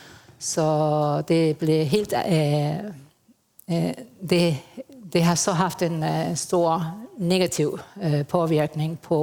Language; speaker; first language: Danish; non-native, fluent; Spanish